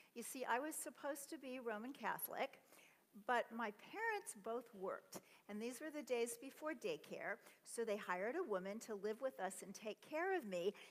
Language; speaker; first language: English; native; English